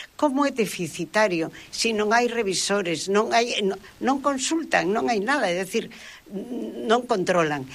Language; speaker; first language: Galician; native; Galician